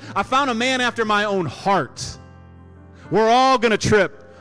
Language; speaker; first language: English; native; English